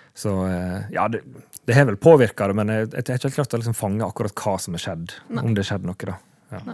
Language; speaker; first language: Norwegian; native; Norwegian